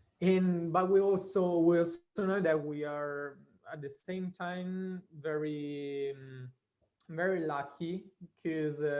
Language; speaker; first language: English; non-native, fluent; Italian